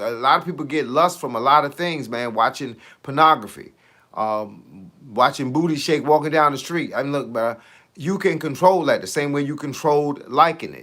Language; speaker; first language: English; native; English